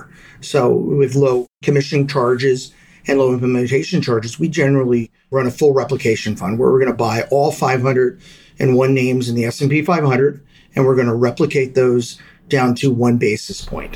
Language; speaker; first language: English; native; English